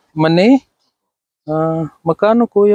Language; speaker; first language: Filipino; non-native, learner; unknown